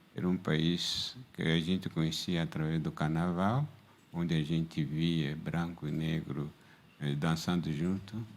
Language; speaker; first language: Portuguese; non-native, fluent; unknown